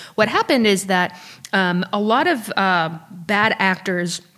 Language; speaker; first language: English; early bilingual, other home language; French